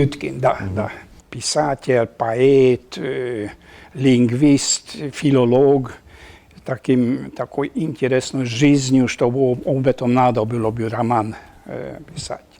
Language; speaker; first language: Russian; non-native, fluent; Hungarian